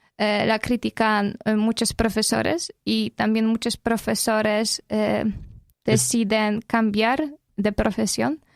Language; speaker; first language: Spanish; non-native, fluent; Polish